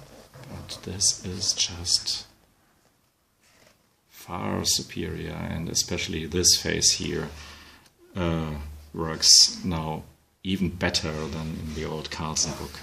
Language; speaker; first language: English; non-native, fluent; German